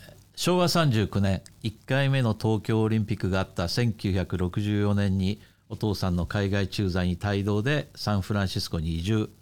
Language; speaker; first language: Japanese; native; Japanese